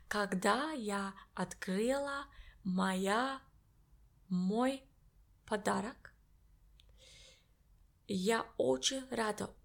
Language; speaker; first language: Russian; non-native, learner; English